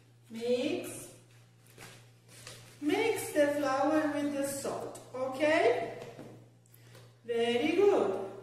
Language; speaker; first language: English; non-native, fluent; Portuguese